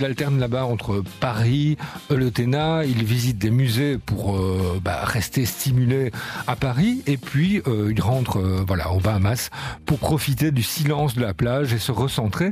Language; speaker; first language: French; native; French